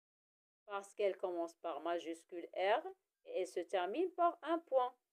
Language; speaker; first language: French; non-native, local second language; Arabic